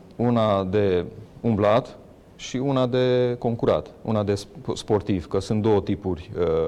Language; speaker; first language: Romanian; non-native, local second language; Hungarian